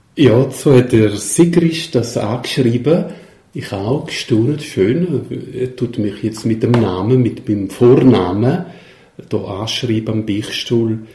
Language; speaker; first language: German; non-native, local second language; Italian